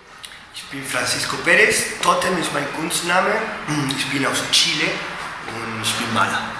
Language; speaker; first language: German; non-native, learner; Spanish